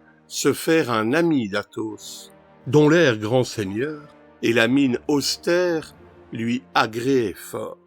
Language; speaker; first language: French; native; French